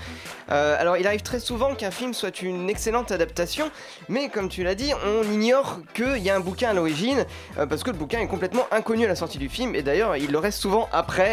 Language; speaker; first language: French; native; French